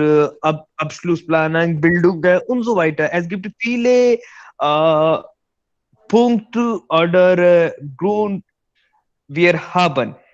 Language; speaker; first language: German; non-native, learner; Hindi